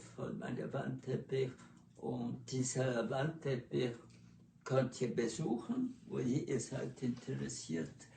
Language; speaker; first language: German; non-native, learner; French